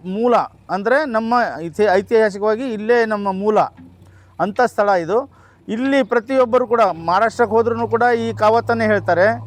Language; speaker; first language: Kannada; non-native, local second language; Lambadi